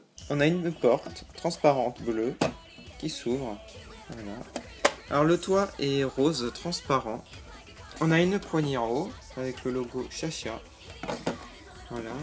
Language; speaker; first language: French; native; French